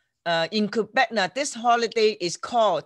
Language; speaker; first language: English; non-native, fluent; Chinese